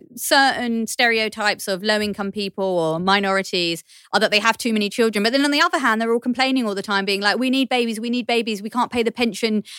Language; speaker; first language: English; native; English